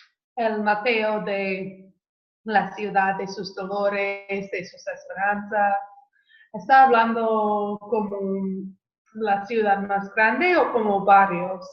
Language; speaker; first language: Spanish; non-native, fluent; English